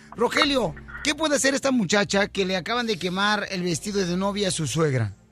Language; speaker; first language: Spanish; native; Spanish